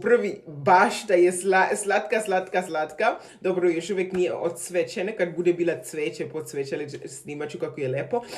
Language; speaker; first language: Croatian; non-native, fluent; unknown